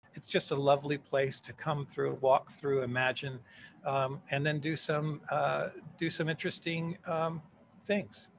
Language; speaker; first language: English; native; English